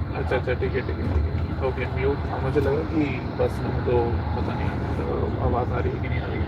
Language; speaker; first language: Hindi; native; Hindi